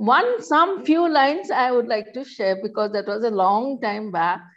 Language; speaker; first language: English; non-native, local second language; Assamese